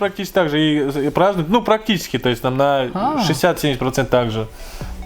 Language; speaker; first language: Russian; native; Russian